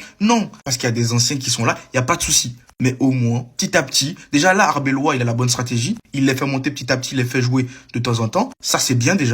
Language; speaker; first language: French; native; French